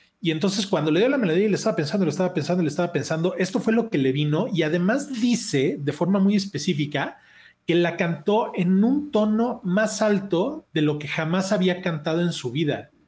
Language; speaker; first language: Spanish; native; Spanish